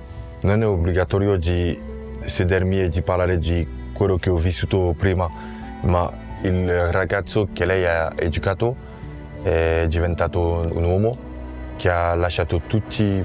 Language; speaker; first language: Italian; non-native, fluent; French